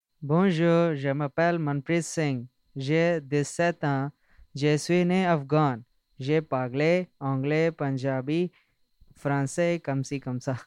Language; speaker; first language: French; non-native, learner; Punjabi